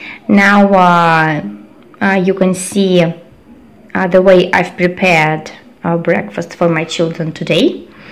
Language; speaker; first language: English; non-native, fluent; Russian